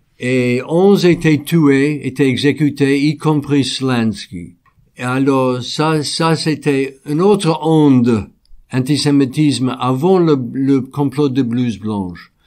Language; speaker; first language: French; non-native, fluent; English